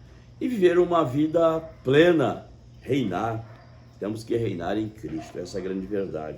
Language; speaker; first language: Portuguese; native; Portuguese